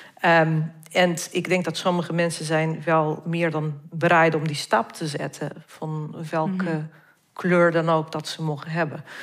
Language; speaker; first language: Dutch; non-native, fluent; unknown